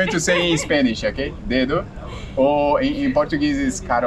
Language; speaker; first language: English; non-native, learner; Portuguese